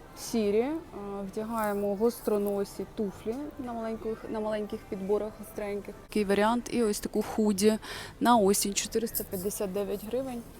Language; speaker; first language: Ukrainian; native; Ukrainian